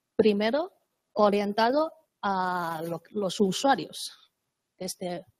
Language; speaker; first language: Spanish; non-native, fluent; Chinese